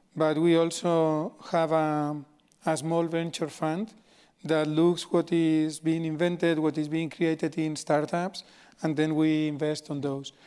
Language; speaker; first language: English; non-native, fluent; Spanish